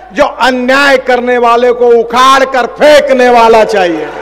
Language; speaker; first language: Hindi; non-native, local second language; Marathi